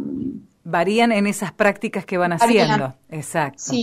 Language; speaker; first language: Spanish; native; Spanish